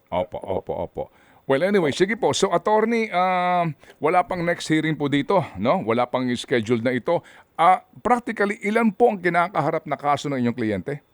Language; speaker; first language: Filipino; native; Filipino